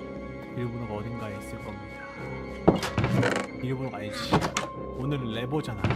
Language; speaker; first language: Korean; native; Korean